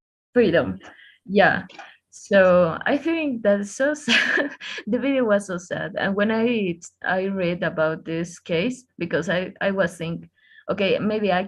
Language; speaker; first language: English; non-native, learner; Spanish